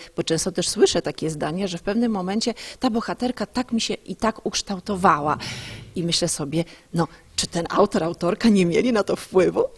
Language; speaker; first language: Polish; native; Polish